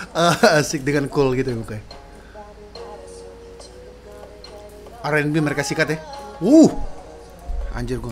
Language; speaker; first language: Indonesian; native; Indonesian